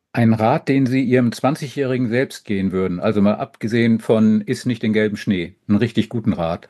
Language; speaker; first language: German; native; German